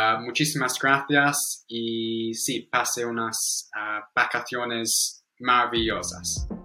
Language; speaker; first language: Spanish; non-native, fluent; English